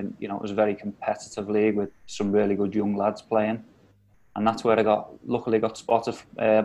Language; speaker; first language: English; native; English